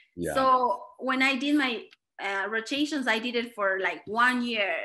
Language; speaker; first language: English; non-native, fluent; Spanish